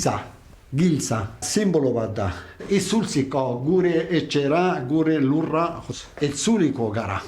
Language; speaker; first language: Basque; non-native, learner; Arabic